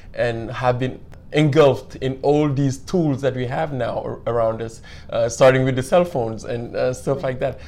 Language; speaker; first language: English; non-native, fluent; Wolof